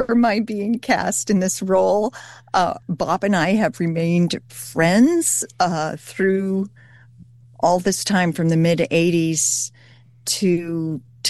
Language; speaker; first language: English; native; English